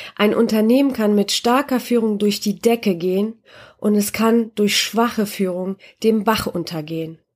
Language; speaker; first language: German; early bilingual, other home language; Polish